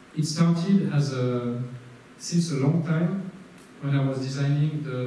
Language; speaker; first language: English; non-native, learner; French